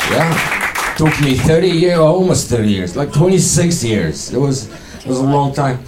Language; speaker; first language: English; non-native, fluent; Ukrainian